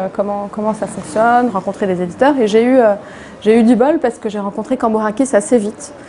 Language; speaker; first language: French; non-native, local second language; Arabic